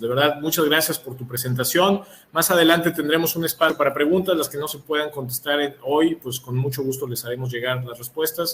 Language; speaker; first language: Spanish; native; Spanish